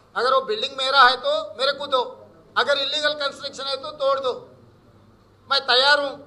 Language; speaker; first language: Hindi; non-native, local second language; Telugu